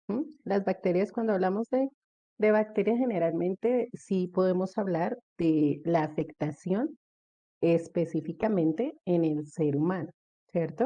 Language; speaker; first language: Spanish; native; Spanish